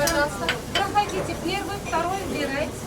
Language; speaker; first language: Russian; native; Russian